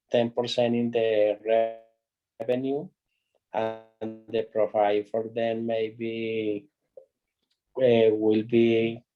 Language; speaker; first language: English; non-native, learner; Spanish